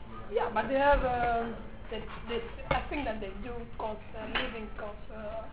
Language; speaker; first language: English; non-native, learner; French